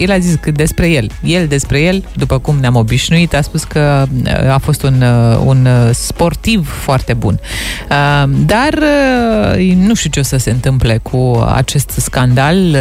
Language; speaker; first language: Romanian; native; Romanian